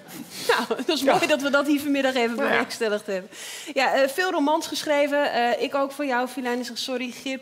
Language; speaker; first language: Dutch; native; Dutch